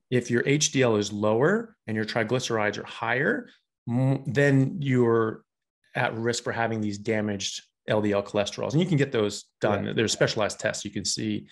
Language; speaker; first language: English; native; English